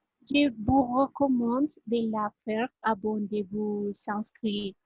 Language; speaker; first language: French; non-native, learner; Spanish